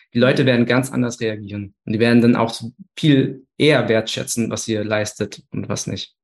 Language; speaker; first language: German; early bilingual, other home language; Turkish